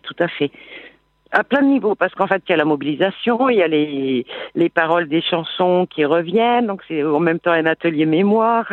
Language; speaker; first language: French; native; French